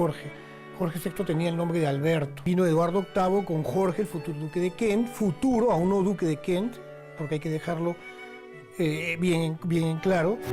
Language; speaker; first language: Spanish; native; Spanish